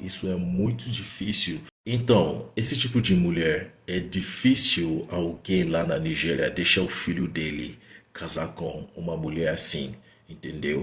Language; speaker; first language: Portuguese; non-native, fluent; Igbo